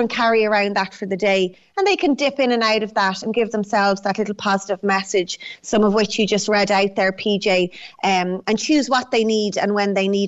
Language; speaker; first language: English; non-native, local second language; Irish